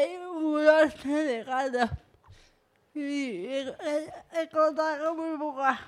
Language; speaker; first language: Spanish; non-native, learner; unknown